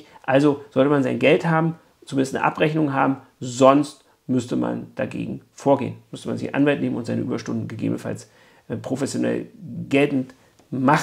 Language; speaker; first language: German; native; German